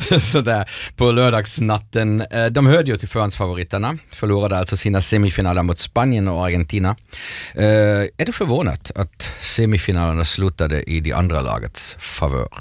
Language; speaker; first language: Swedish; non-native, fluent; German